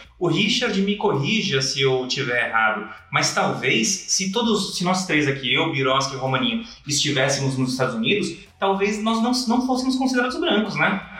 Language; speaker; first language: Portuguese; native; Portuguese